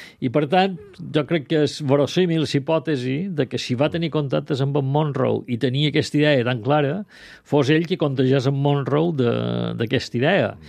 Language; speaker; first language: Catalan; native; Catalan